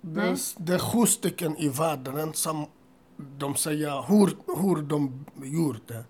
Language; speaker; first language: Swedish; non-native, learner; Assyrian Neo-Aramaic